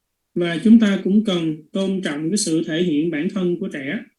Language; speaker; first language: Vietnamese; native; Vietnamese